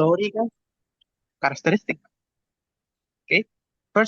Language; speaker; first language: English; non-native, learner; Indonesian